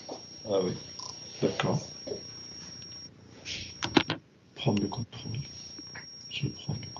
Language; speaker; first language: French; non-native, fluent; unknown